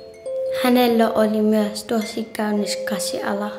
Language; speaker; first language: Finnish; non-native, learner; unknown